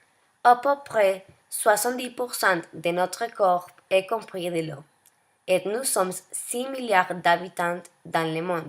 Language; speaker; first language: French; non-native, learner; Spanish